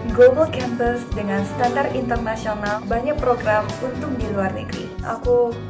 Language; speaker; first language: Indonesian; early bilingual, other home language; Korean